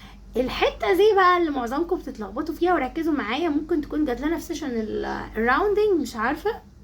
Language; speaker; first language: Arabic; native; Arabic